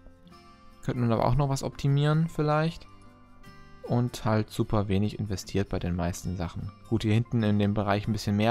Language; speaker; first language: German; native; German